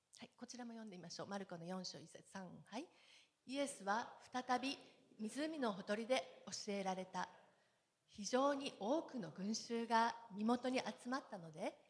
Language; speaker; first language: Japanese; native; Japanese